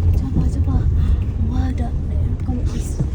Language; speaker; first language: Korean; non-native, local second language; Filipino